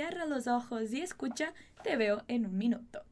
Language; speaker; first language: Spanish; non-native, fluent; Portuguese